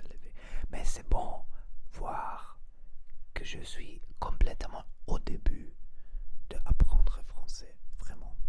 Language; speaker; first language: French; non-native, learner; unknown